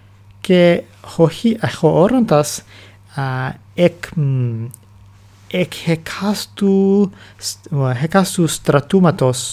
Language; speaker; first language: Greek; non-native, fluent; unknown